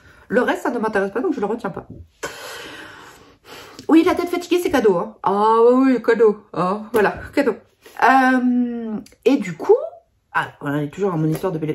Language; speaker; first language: French; native; French